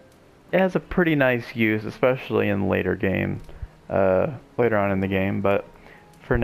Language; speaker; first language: English; native; English